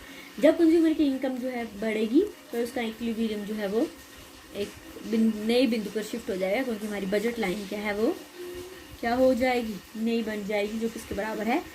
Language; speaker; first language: Hindi; native; Hindi